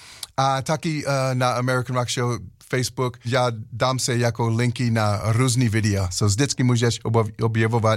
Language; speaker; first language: Czech; non-native, learner; English